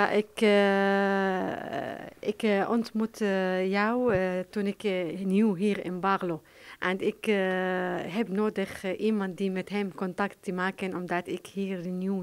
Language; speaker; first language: Dutch; non-native, learner; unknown